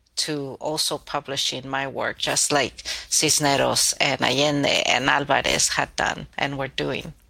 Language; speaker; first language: English; early bilingual, other home language; Spanish